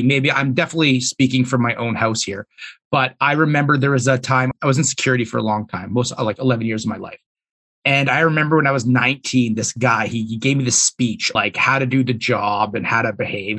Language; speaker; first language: English; native; English